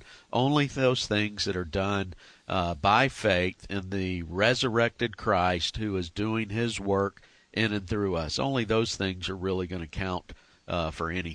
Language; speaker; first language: English; native; English